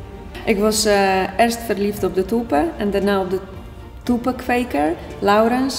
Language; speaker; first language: Dutch; non-native, fluent; Polish